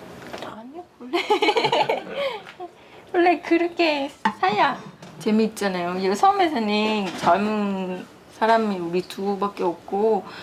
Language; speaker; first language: Korean; non-native, fluent; Vietnamese